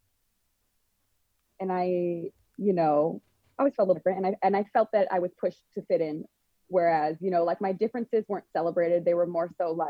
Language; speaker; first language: English; native; English